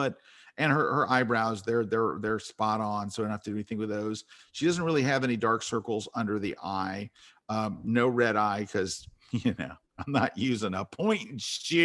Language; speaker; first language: English; native; English